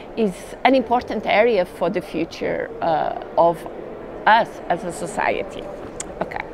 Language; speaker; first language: English; non-native, fluent; Portuguese